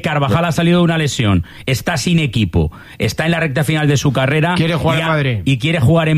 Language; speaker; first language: Spanish; native; Spanish